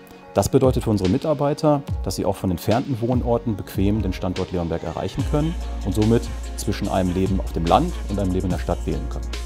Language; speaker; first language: German; native; German